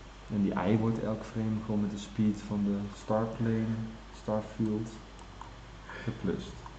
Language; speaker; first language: Dutch; native; Dutch